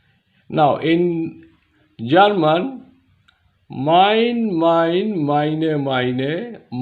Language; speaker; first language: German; non-native, fluent; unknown